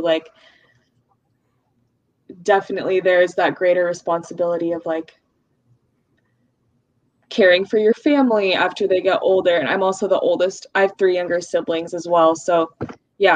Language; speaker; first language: English; early bilingual, other home language; Russian